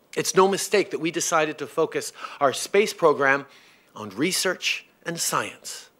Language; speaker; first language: English; early bilingual, other home language; French